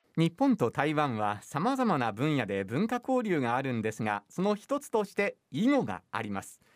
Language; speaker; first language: Japanese; native; Japanese